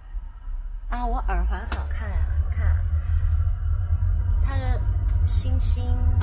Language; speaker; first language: Chinese; non-native, local second language; Cantonese